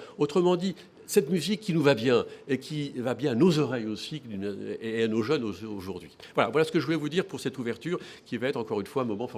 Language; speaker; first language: French; native; French